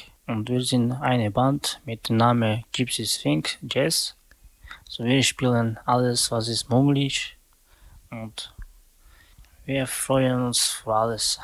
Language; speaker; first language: German; non-native, learner; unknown